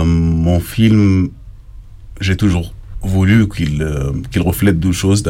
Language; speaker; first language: French; non-native, fluent; Arabic